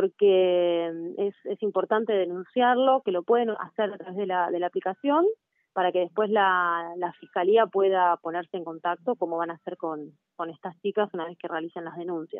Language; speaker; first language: Spanish; native; Spanish